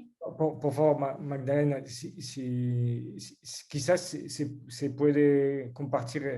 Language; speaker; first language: Spanish; non-native, fluent; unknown